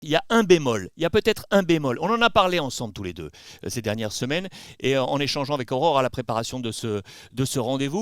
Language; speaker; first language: French; native; French